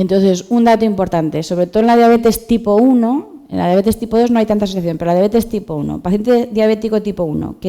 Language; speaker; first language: Spanish; native; Spanish